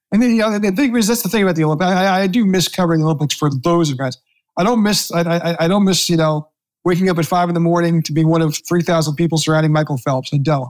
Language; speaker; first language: English; native; English